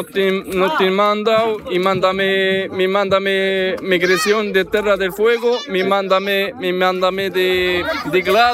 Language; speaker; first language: Spanish; non-native, learner; Arabic